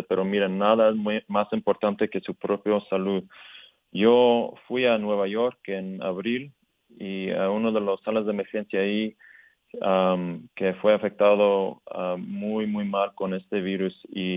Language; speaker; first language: Spanish; early bilingual, heritage; Spanish